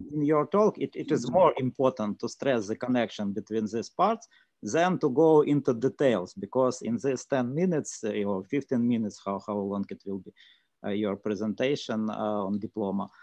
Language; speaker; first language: English; non-native, fluent; Russian